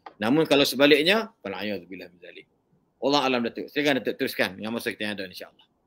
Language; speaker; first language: Malay; native; Malay